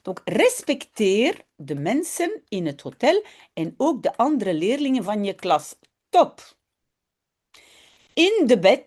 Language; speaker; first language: Dutch; non-native, fluent; French